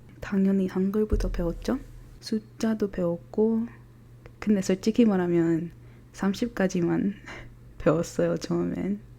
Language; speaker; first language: Korean; non-native, fluent; English